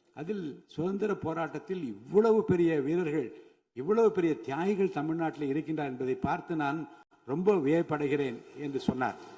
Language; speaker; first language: Tamil; native; Tamil